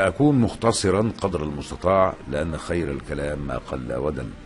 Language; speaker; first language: Arabic; native; Arabic